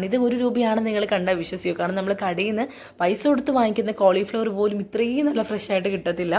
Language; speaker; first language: Malayalam; native; Malayalam